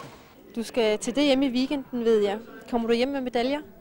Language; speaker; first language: Danish; native; Danish